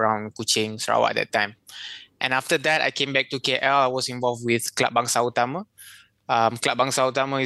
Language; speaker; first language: English; non-native, local second language; Malay